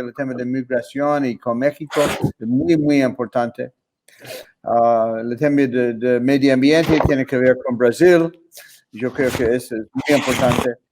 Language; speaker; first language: Spanish; non-native, fluent; English